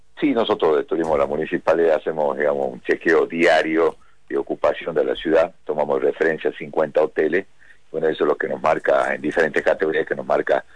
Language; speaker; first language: Spanish; native; Spanish